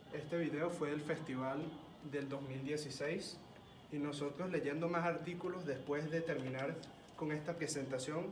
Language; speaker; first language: Spanish; early bilingual, heritage; Spanish